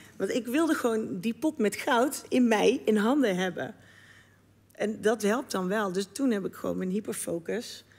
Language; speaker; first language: Dutch; native; Dutch